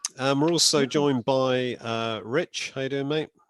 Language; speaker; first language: English; native; English